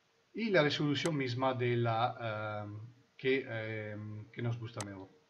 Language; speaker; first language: Spanish; non-native, fluent; Italian